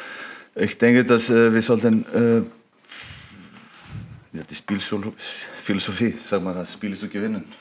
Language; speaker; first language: German; non-native, fluent; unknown